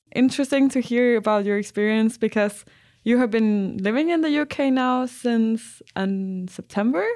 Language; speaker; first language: English; non-native, fluent; Danish